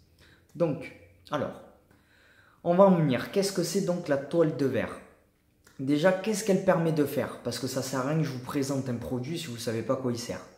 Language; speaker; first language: French; native; French